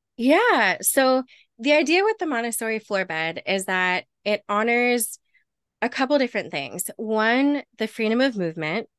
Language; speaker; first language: English; native; English